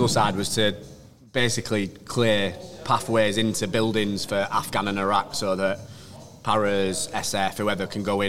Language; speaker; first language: English; native; English